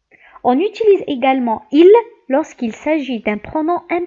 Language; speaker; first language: French; non-native, local second language; Arabic